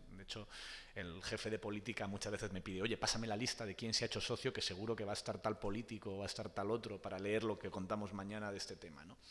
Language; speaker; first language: Spanish; native; Spanish